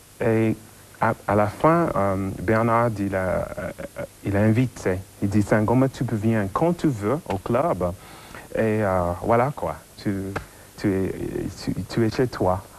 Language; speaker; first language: French; non-native, fluent; English